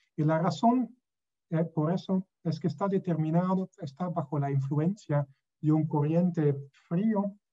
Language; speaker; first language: Spanish; non-native, fluent; Dutch